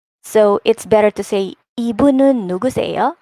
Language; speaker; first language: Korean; non-native, fluent; Filipino